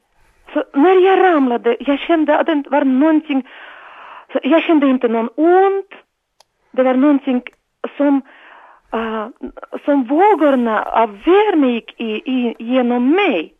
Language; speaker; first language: Swedish; non-native, learner; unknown